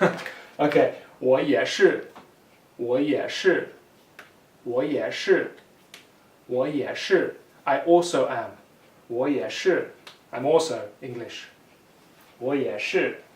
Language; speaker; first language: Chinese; non-native, fluent; English